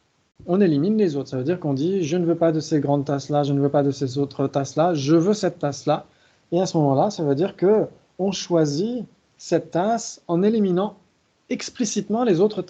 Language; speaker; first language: French; native; French